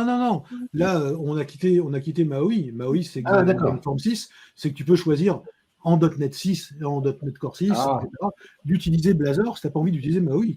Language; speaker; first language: French; native; French